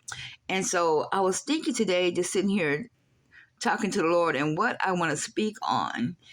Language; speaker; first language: English; native; English